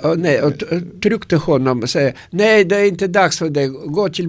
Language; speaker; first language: Swedish; non-native, learner; Russian